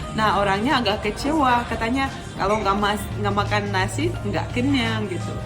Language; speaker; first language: Indonesian; non-native, fluent; Russian